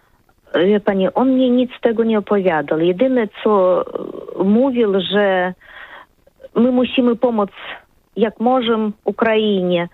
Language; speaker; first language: Polish; non-native, learner; Russian